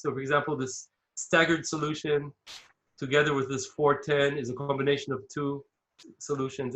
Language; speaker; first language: English; non-native, fluent; Hebrew